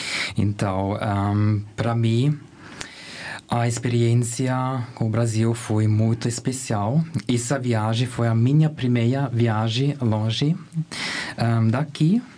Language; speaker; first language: Portuguese; non-native, learner; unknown